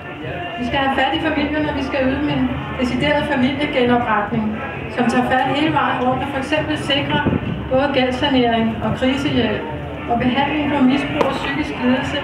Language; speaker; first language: Danish; native; Danish